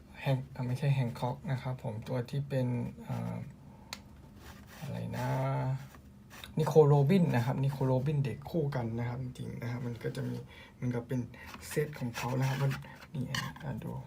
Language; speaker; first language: Thai; native; Thai